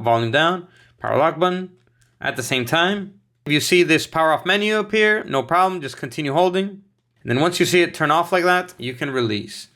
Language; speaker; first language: English; native; English